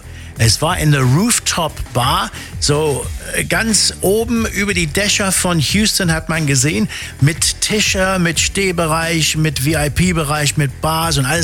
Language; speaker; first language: German; native; German